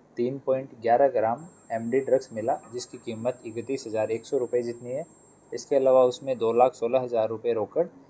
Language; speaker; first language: Hindi; non-native, local second language; Gujarati